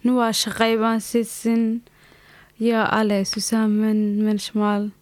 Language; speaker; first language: German; non-native, learner; Somali